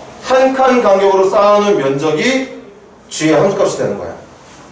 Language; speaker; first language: Korean; native; Korean